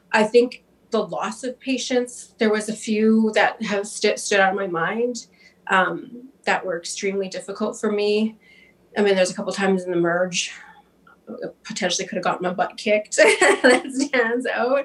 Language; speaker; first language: English; native; English